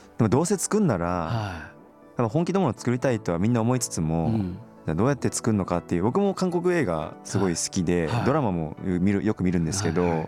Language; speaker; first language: Japanese; early bilingual, other home language; Korean